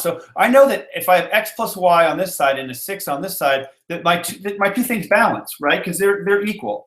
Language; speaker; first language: English; native; English